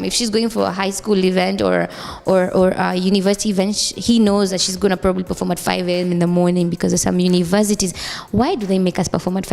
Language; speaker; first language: English; non-native, local second language; Swahili